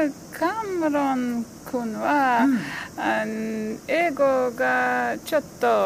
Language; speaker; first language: Japanese; non-native, learner; Uzbek